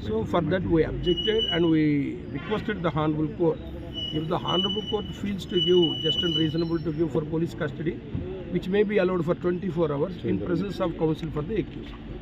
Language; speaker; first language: English; non-native, local second language; Telugu